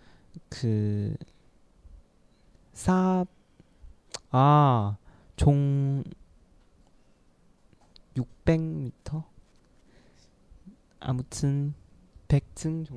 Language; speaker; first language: Korean; non-native, learner; Chinese